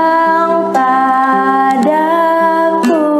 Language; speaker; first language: Indonesian; native; Indonesian